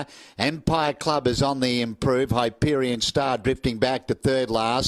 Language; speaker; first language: English; native; English